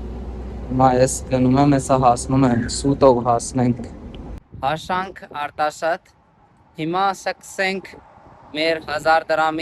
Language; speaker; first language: Armenian; non-native, learner; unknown